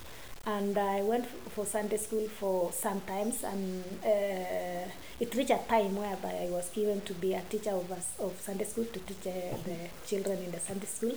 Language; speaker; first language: English; non-native, local second language; Kalenjin